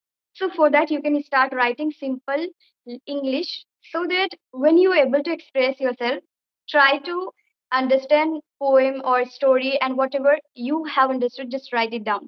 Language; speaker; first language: English; non-native, fluent; Bangla